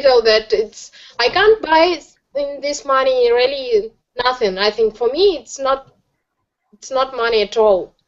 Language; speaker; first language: English; non-native, learner; Russian